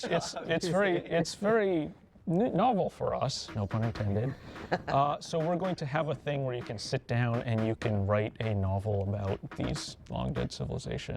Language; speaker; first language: English; native; English